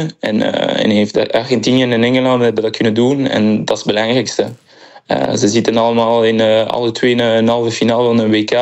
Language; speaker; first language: Dutch; early bilingual, heritage; Spanish